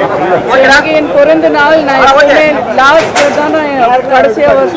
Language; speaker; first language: Tamil; non-native, fluent; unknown